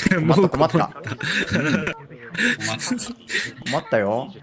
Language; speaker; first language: Japanese; native; Japanese